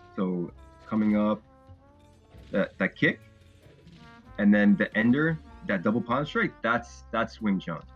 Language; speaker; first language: English; native; English